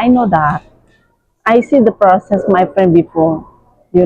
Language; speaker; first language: English; non-native, learner; Indonesian